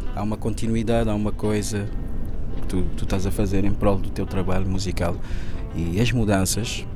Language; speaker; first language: Portuguese; non-native, local second language; Kabuverdianu